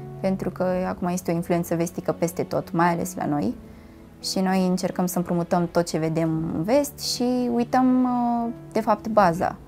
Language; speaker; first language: Romanian; native; Romanian